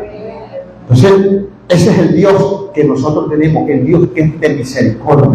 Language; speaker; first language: Spanish; native; Spanish